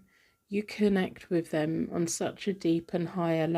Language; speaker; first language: English; native; English